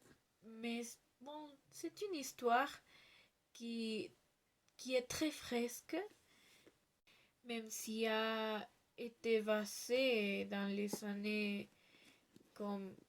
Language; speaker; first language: French; non-native, learner; Spanish